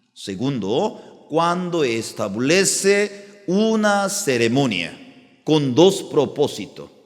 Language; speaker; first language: Spanish; non-native, learner; Korean